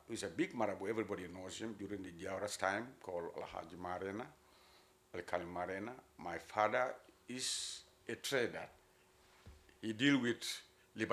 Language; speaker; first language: English; non-native, local second language; Mandingo